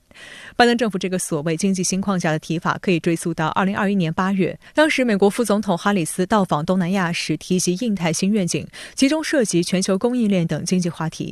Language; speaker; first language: Chinese; native; Chinese